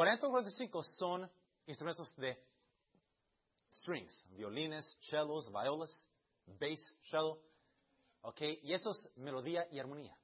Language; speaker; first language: Spanish; early bilingual, heritage; Spanish